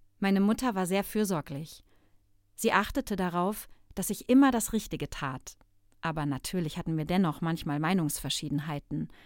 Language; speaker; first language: German; non-native, fluent; Turkish